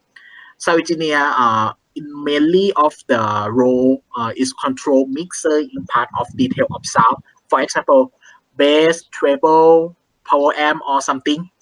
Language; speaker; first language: English; non-native, learner; Thai